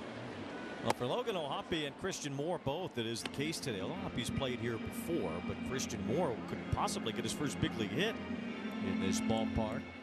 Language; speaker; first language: English; native; English